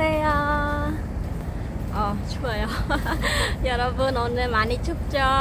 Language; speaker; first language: Korean; non-native, fluent; Khmer